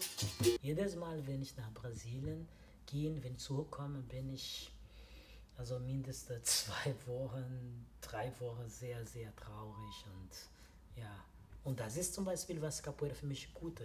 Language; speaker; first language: German; non-native, learner; Portuguese